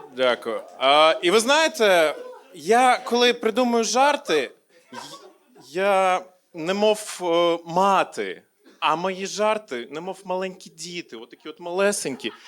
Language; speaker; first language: Ukrainian; non-native, local second language; Russian